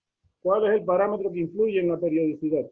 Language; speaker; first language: Spanish; native; Spanish